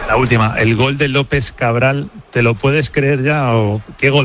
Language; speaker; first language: Spanish; native; Spanish